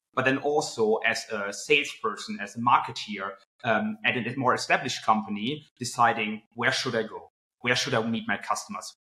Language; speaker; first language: English; non-native, fluent; German